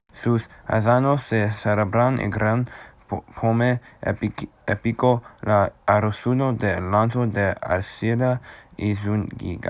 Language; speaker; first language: Spanish; non-native, learner; English